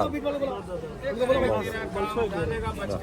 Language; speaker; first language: Russian; non-native, learner; Hindi